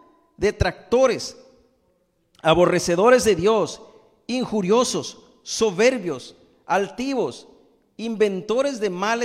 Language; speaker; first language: Spanish; native; Spanish